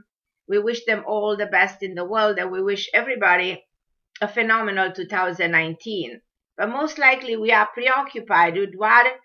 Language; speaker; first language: English; non-native, fluent; Romanian